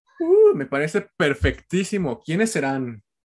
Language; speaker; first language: Spanish; native; Spanish